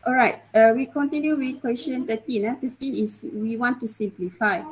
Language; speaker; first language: English; non-native, local second language; Malay